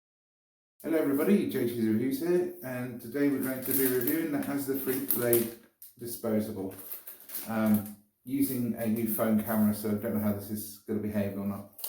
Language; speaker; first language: English; native; English